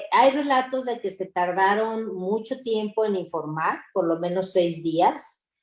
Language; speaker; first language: Spanish; native; Spanish